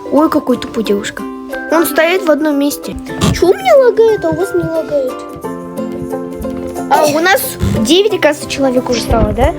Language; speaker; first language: Russian; non-native, local second language; Kazakh